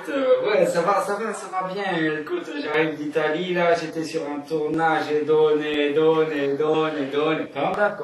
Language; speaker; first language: French; native; French